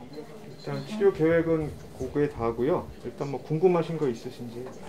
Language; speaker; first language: Korean; native; Korean